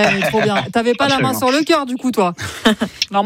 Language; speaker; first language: French; native; French